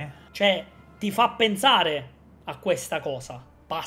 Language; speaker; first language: Italian; native; Italian